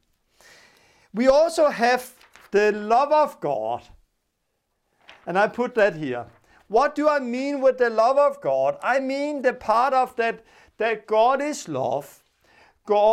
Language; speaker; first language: English; non-native, fluent; Danish